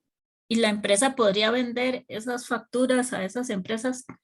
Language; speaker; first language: Spanish; native; Spanish